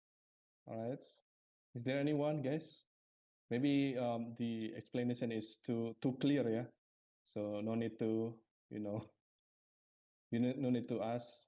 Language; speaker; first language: English; non-native, fluent; Indonesian